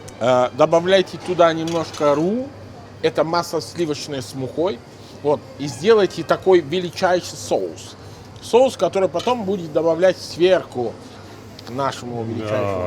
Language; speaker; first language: Russian; non-native, fluent; Italian